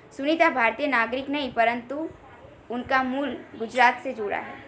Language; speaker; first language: Hindi; non-native, local second language; Gujarati